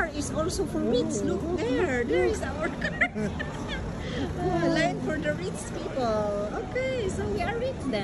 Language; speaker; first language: English; non-native, learner; Filipino